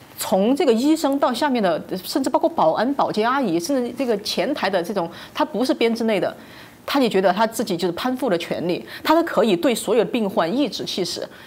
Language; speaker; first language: Chinese; native; Chinese